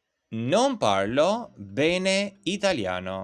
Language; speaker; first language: Italian; non-native, fluent; Albanian